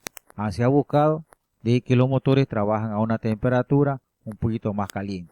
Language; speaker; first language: Spanish; native; Spanish